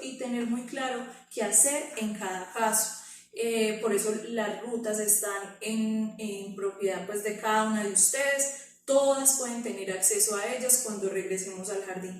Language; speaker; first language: Spanish; native; Spanish